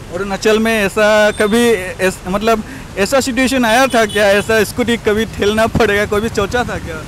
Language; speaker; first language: Hindi; non-native, local second language; Assamese